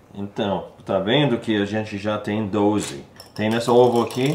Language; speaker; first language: Portuguese; non-native, learner; English